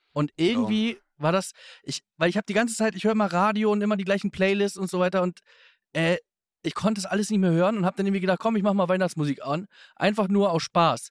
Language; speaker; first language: German; native; German